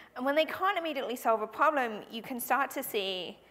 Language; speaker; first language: English; native; English